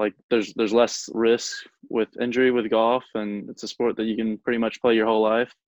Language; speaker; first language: English; native; English